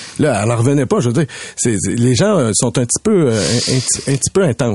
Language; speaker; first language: French; native; French